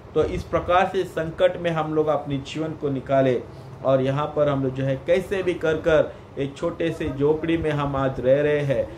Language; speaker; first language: Hindi; non-native, local second language; Kannada